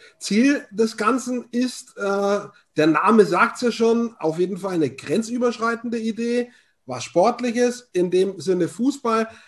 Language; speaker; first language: German; native; German